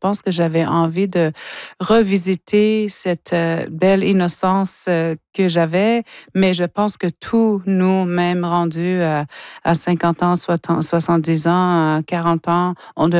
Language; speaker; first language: French; non-native, local second language; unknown